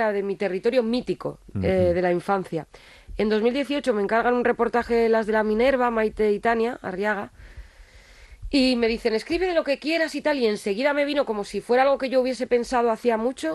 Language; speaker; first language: Spanish; native; Spanish